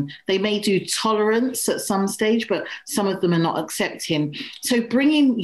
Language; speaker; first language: English; native; English